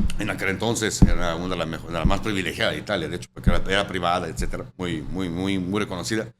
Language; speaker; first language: Spanish; non-native, fluent; Italian